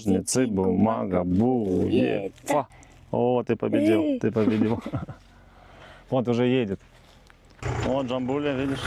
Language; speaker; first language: Russian; native; Russian